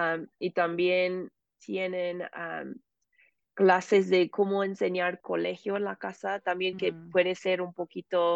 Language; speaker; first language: Spanish; non-native, fluent; English